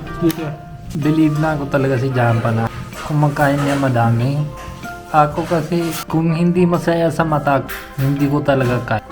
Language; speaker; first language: Filipino; non-native, learner; Punjabi